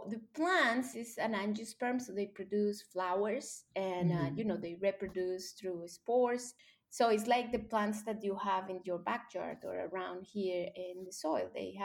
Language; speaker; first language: English; non-native, fluent; Spanish